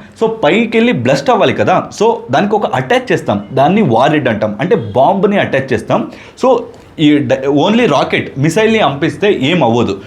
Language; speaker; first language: Telugu; non-native, local second language; Kannada